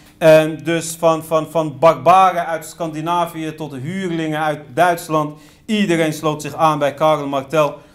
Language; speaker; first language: Dutch; early bilingual, other home language; Riffian